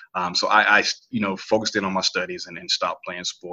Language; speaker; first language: English; native; English